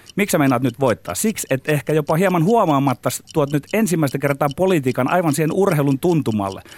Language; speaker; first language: Finnish; native; Finnish